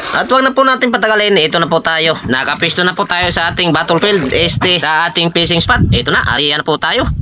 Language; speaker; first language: Filipino; non-native, local second language; Cebuano